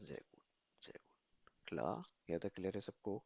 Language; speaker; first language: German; non-native, fluent; Urdu